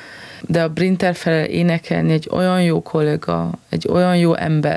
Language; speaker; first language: Hungarian; non-native, fluent; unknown